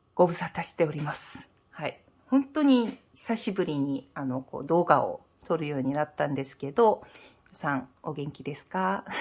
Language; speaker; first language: Japanese; non-native, fluent; Korean